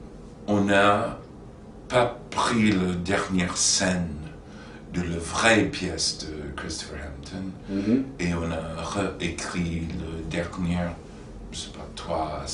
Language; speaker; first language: French; non-native, fluent; English